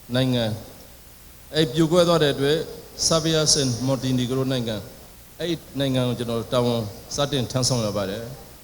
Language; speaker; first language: Burmese; non-native, local second language; Akha